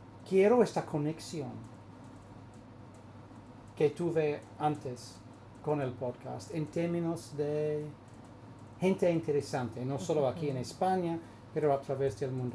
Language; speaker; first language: Spanish; non-native, fluent; English